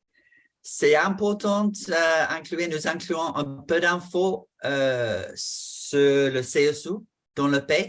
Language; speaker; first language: French; non-native, fluent; English